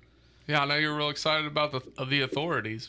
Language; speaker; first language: English; native; English